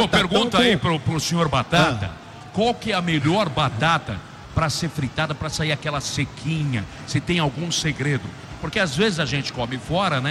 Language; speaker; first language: Portuguese; native; Portuguese